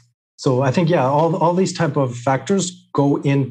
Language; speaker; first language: English; native; English